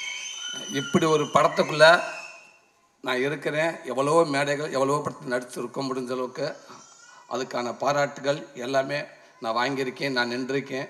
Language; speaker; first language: Tamil; native; Tamil